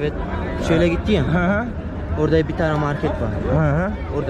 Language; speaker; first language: Turkish; non-native, learner; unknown